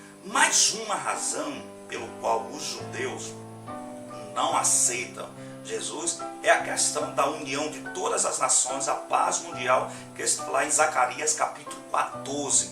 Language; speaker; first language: Portuguese; native; Portuguese